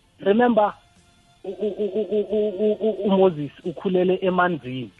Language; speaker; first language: Zulu; non-native, local second language; South Ndebele